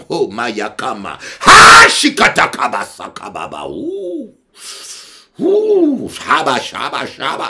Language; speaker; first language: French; non-native, local second language; Lingala